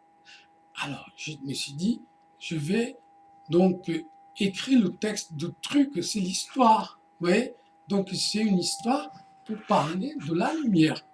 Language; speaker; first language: French; non-native, fluent; Portuguese